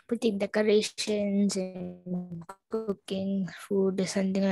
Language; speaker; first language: English; non-native, fluent; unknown